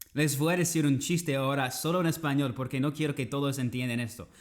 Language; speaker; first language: Spanish; non-native, learner; English